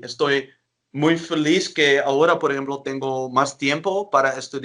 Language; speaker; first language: Spanish; non-native, learner; Dutch